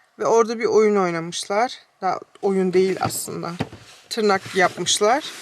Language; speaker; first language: Turkish; early bilingual, heritage; Turkish